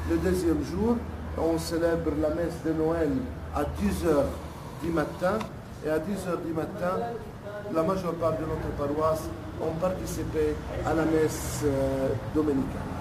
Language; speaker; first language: French; non-native, local second language; Arabic